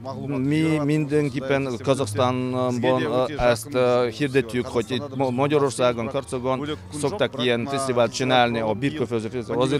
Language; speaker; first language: Hungarian; non-native, learner; Kazakh